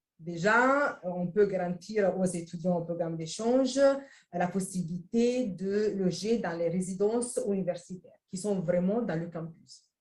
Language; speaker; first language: French; non-native, fluent; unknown